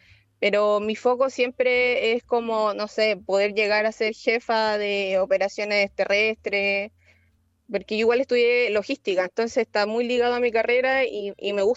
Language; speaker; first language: Spanish; native; Spanish